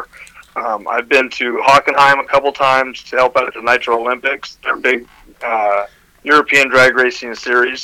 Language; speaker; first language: English; native; English